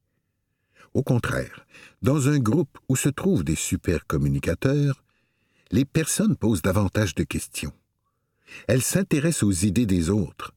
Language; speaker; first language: French; native; French